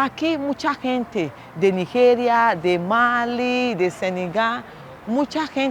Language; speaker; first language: Spanish; non-native, learner; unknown